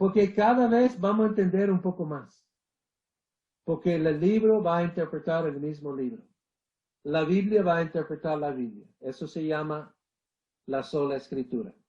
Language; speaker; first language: Spanish; non-native, fluent; English